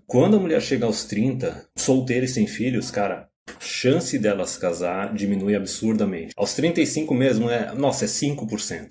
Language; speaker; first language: Portuguese; native; Portuguese